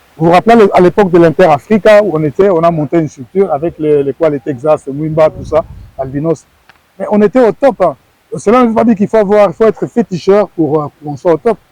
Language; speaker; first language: French; non-native, local second language; Lingala